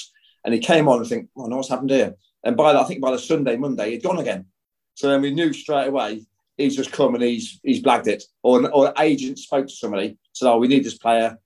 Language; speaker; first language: English; native; English